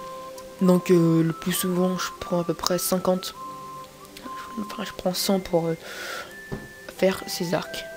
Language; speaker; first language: French; native; French